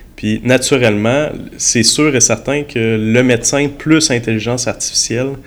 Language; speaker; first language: French; native; French